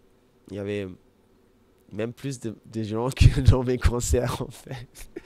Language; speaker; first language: French; non-native, fluent; German